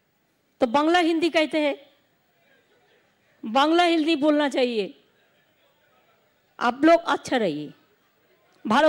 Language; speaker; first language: Hindi; non-native, local second language; Bangla